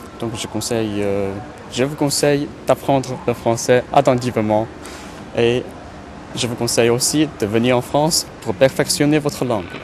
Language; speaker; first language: French; non-native, fluent; Chinese